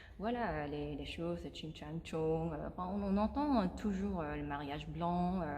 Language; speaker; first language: French; non-native, fluent; Korean